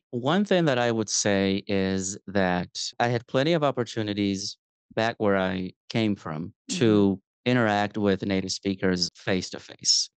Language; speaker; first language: English; non-native, fluent; Spanish